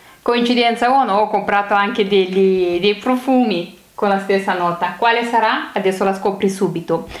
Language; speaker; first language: Italian; non-native, fluent; Romanian